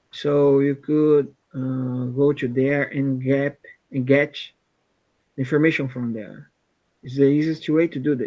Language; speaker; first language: English; non-native, fluent; Portuguese